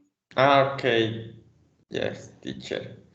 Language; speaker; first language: English; non-native, learner; Spanish